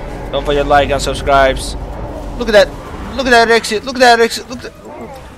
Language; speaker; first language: English; non-native, learner; Azerbaijani